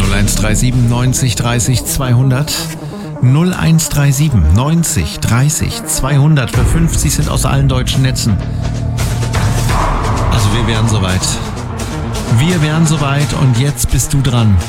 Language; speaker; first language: German; native; German